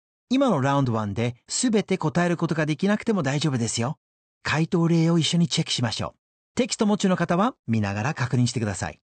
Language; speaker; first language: Japanese; non-native, fluent; English